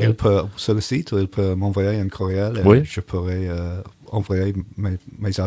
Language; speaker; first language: French; non-native, learner; English